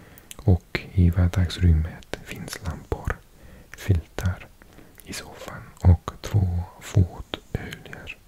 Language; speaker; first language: Swedish; non-native, learner; English